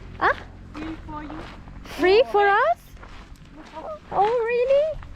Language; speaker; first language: English; non-native, learner; Turkish